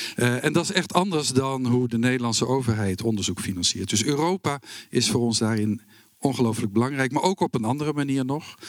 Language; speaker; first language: Dutch; native; Dutch